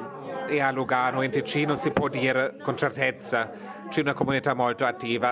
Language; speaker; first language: Italian; non-native, fluent; German